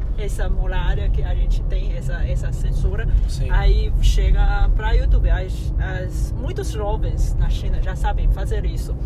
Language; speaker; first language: Portuguese; non-native, fluent; Chinese